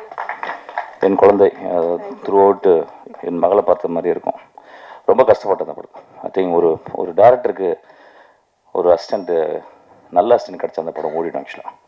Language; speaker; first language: Tamil; native; Tamil